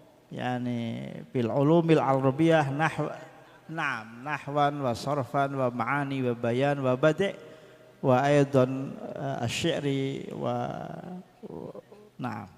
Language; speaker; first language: Arabic; non-native, fluent; Indonesian